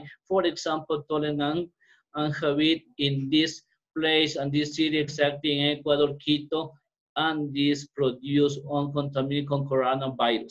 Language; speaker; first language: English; non-native, learner; Spanish